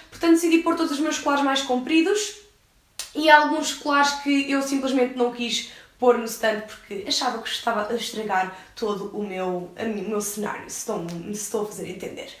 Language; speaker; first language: Portuguese; early bilingual, heritage; English